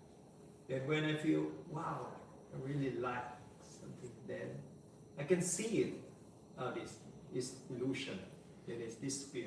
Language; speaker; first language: English; non-native, learner; Vietnamese